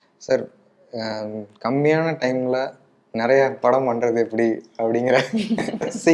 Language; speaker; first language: Tamil; native; Tamil